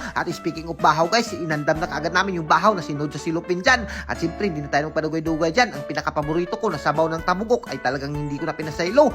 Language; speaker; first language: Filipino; non-native, local second language; Cebuano